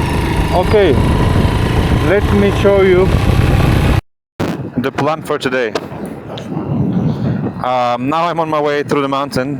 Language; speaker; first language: English; non-native, fluent; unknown